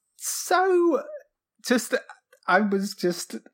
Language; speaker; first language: English; native; English